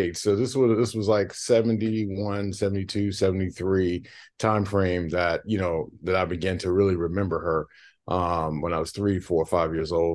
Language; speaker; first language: English; native; English